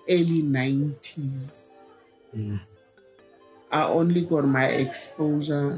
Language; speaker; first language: English; non-native, local second language; Southern Sotho